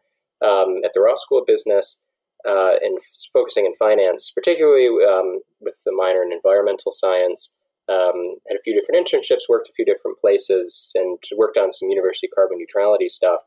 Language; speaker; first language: English; native; English